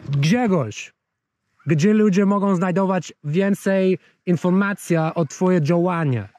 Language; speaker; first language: Polish; non-native, learner; English